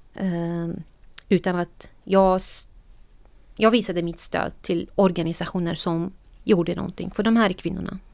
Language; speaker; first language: Swedish; non-native, fluent; Arabic